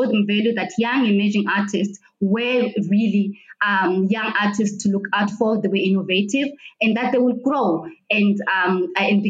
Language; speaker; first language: English; non-native, local second language; Xhosa